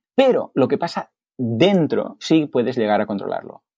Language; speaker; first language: Spanish; native; Spanish